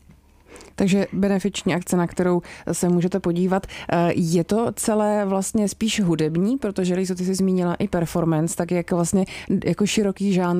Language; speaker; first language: Czech; native; Czech